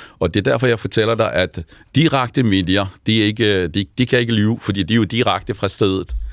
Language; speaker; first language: Danish; non-native, fluent; Arabic